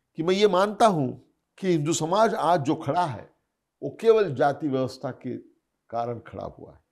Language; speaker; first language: Hindi; non-native, local second language; Marathi